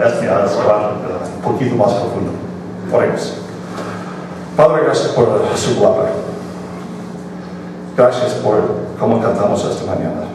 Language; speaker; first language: Spanish; non-native, fluent; English